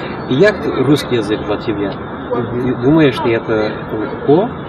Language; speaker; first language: Russian; non-native, learner; English